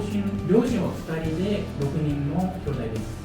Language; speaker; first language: Japanese; non-native, fluent; Filipino